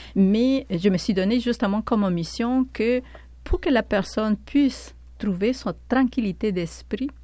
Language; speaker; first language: French; non-native, fluent; Spanish